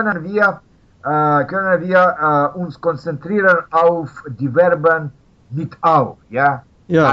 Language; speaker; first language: German; non-native, learner; Russian